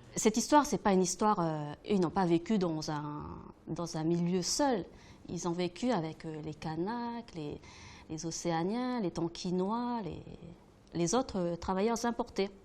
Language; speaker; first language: French; native; French